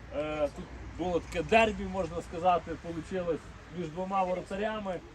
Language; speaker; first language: Ukrainian; non-native, local second language; Russian